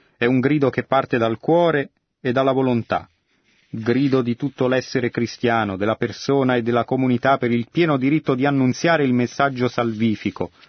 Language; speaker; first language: Italian; native; Italian